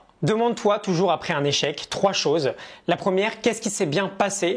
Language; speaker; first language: French; native; French